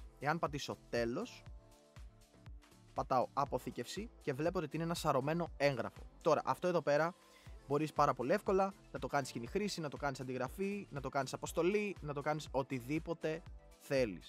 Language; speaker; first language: Greek; native; Greek